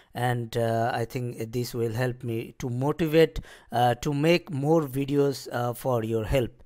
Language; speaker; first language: English; non-native, local second language; Bangla